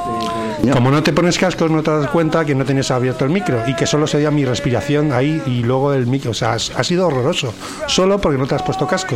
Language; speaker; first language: Spanish; native; Spanish